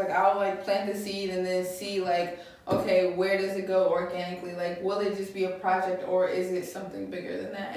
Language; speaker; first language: English; native; English